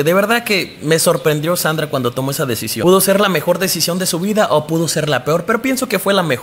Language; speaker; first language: Spanish; native; Spanish